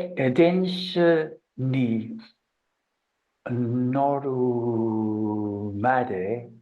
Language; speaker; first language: Japanese; non-native, learner; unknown